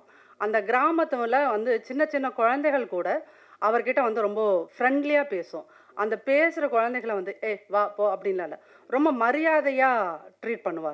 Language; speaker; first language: Tamil; native; Tamil